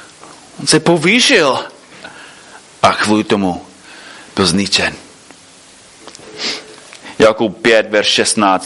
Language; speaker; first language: Czech; non-native, fluent; English